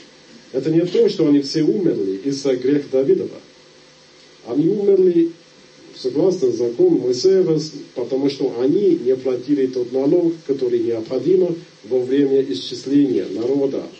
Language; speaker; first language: Russian; non-native, fluent; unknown